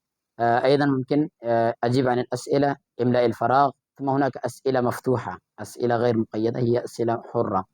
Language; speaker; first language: Arabic; non-native, fluent; Urdu